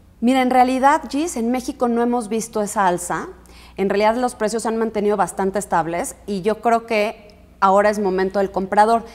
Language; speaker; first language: Spanish; native; Spanish